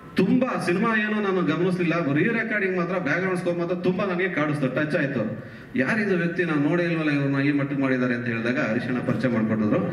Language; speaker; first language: Kannada; native; Kannada